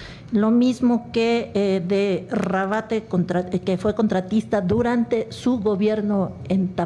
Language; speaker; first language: Spanish; native; Spanish